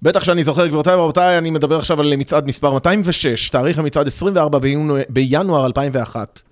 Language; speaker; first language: Hebrew; native; Hebrew